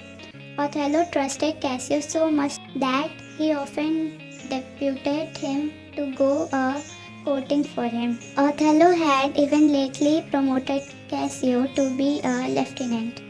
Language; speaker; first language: English; non-native, local second language; Hindi